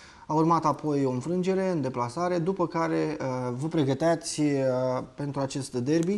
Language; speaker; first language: Romanian; native; Romanian